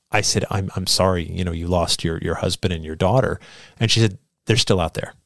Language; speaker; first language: English; native; English